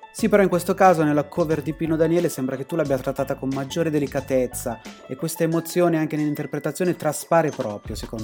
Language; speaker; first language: Italian; native; Italian